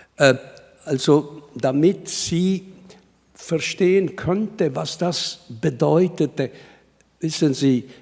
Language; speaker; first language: German; non-native, fluent; Italian